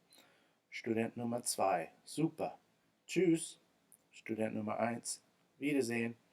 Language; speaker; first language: German; non-native, fluent; English